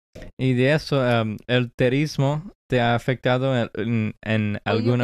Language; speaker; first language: Spanish; early bilingual, heritage; English